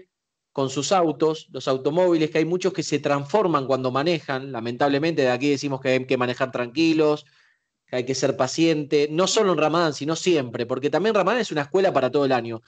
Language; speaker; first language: Spanish; native; Spanish